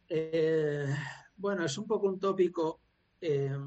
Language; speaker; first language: Spanish; native; Spanish